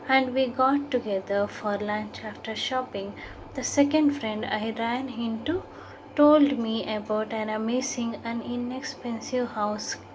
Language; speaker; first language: English; non-native, local second language; Kannada